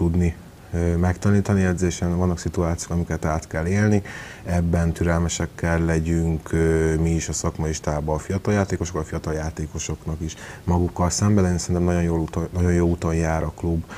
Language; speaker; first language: Hungarian; native; Hungarian